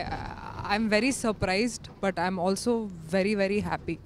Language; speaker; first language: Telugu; non-native, fluent; Hindi